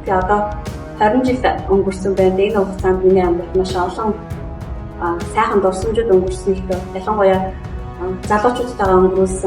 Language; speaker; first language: Mongolian; native; Mongolian